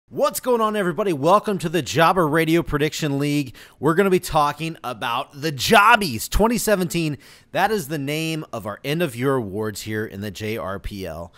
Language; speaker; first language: English; native; English